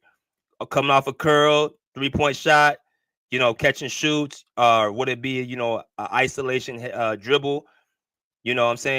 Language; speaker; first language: English; native; English